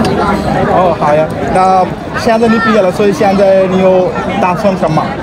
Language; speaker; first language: Chinese; non-native, learner; Bangla